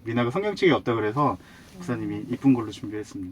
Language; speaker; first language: Korean; native; Korean